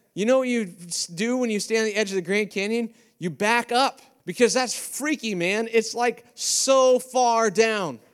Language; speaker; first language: English; native; English